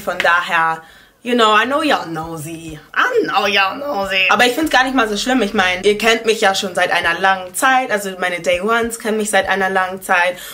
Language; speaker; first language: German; early bilingual, other home language; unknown